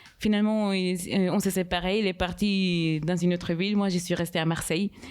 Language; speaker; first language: French; non-native, fluent; Spanish